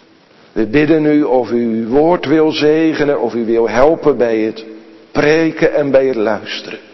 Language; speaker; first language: Dutch; native; Dutch